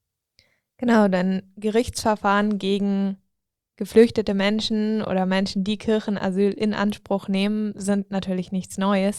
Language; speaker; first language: German; native; German